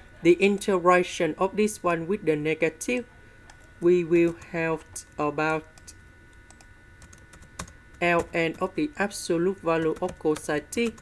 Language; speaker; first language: English; non-native, fluent; Vietnamese